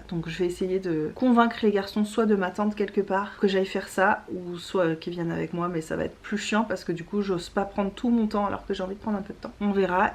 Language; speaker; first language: French; native; French